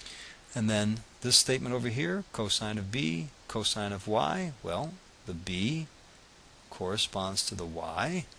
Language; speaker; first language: English; native; English